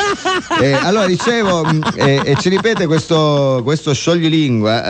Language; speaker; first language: Italian; native; Italian